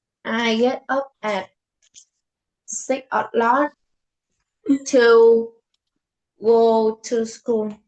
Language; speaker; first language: English; non-native, learner; Vietnamese